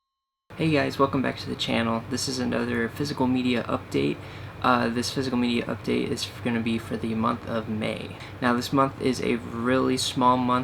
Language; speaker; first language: English; native; English